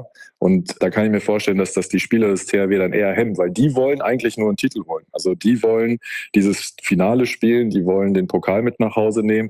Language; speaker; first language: German; native; German